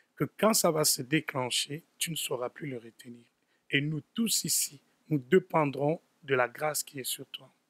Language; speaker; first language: French; non-native, local second language; Lingala